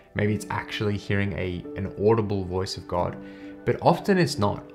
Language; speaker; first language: English; native; English